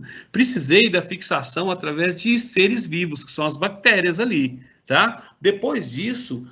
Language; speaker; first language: Portuguese; native; Portuguese